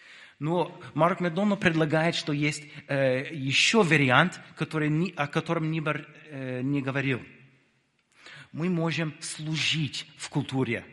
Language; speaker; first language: Russian; non-native, fluent; English